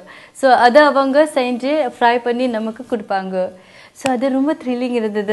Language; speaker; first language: Tamil; non-native, learner; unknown